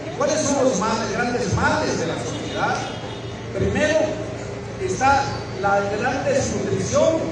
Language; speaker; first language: Spanish; non-native, local second language; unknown